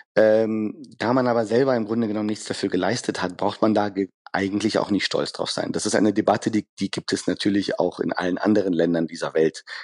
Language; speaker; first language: German; early bilingual, other home language; Persian